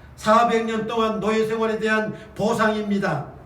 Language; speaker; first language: Korean; native; Korean